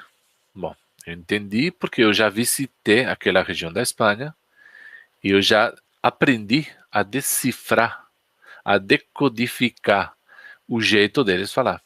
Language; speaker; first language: Portuguese; non-native, fluent; Spanish